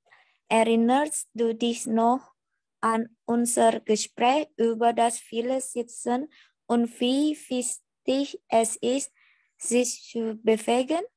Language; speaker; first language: German; non-native, learner; Indonesian